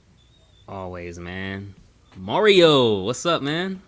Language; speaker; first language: English; native; English